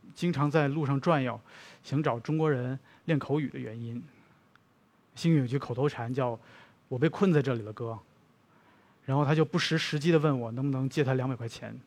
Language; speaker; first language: Chinese; native; Chinese